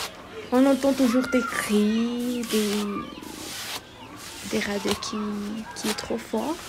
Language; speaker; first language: French; non-native, local second language; Malagasy